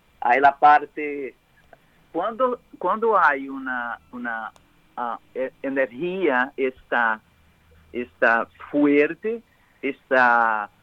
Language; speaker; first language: Spanish; non-native, learner; Portuguese